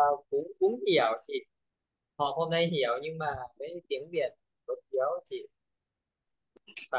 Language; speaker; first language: Vietnamese; non-native, learner; Lao